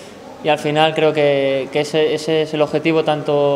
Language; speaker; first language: Spanish; native; Spanish